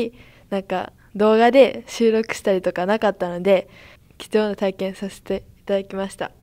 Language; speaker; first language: Japanese; native; Japanese